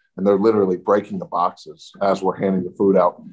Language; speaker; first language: English; native; English